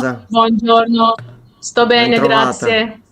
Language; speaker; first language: Italian; non-native, fluent; Turkish